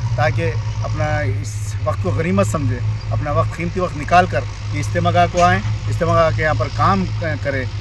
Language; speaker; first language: Hindi; non-native, local second language; Urdu